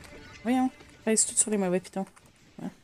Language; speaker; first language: French; native; French